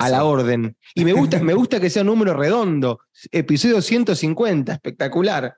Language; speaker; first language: Spanish; native; Spanish